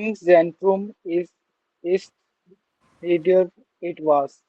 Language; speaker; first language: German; non-native, learner; Hindi